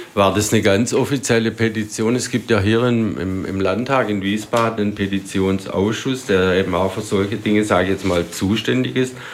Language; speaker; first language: German; native; German